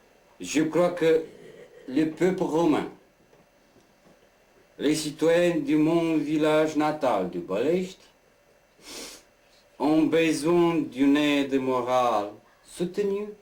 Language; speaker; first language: French; non-native, learner; Romanian